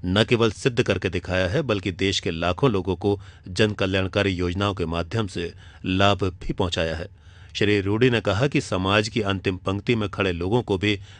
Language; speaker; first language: Hindi; native; Hindi